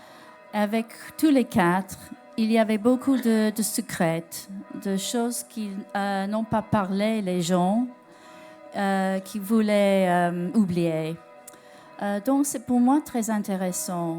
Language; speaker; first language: French; non-native, learner; English